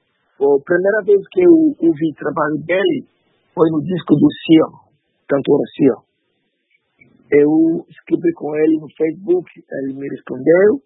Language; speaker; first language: Portuguese; non-native, learner; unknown